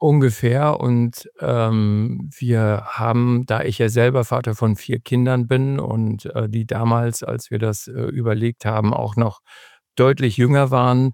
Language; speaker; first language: German; native; German